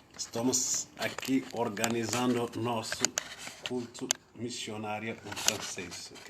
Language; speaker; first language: Portuguese; non-native, fluent; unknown